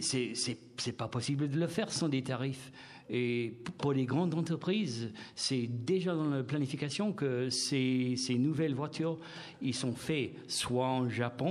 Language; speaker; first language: French; non-native, fluent; English